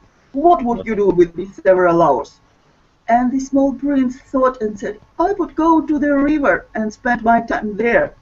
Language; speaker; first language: English; non-native, fluent; Russian